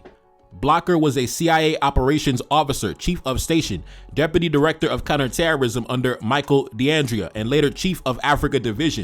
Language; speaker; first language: English; native; English